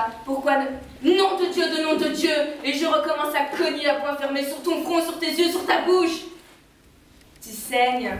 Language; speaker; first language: French; native; French